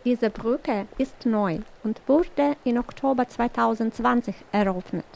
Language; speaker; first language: German; non-native, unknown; Russian